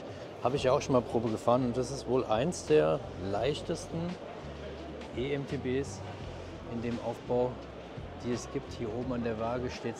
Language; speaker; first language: German; native; German